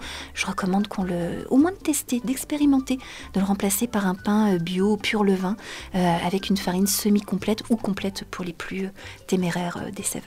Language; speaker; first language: French; native; French